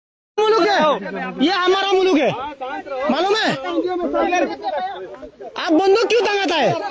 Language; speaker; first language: Hindi; non-native, learner; Bangla